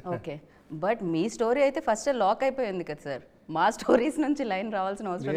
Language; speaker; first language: Telugu; native; Telugu